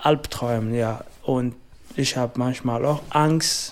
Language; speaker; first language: German; non-native, learner; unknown